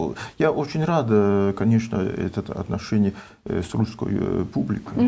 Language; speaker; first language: Russian; non-native, learner; French